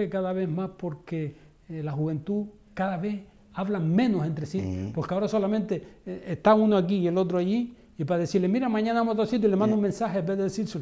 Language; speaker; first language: Spanish; native; Spanish